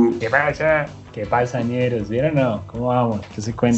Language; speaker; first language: Spanish; native; Spanish